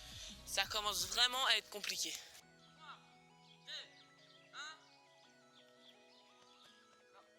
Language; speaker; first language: French; native; French